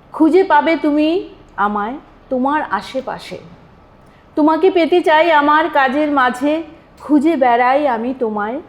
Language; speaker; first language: Bangla; native; Bangla